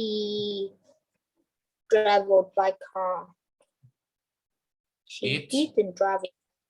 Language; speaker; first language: English; non-native, learner; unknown